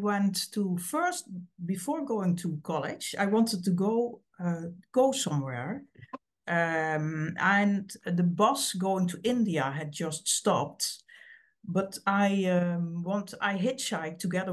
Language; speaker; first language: English; non-native, fluent; Dutch